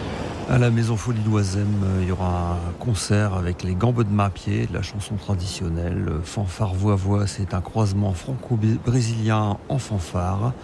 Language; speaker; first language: French; native; French